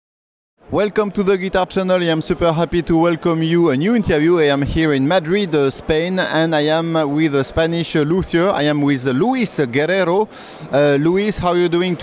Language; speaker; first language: English; non-native, fluent; French